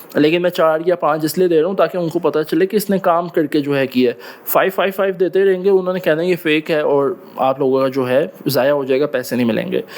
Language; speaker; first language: Urdu; non-native, local second language; Punjabi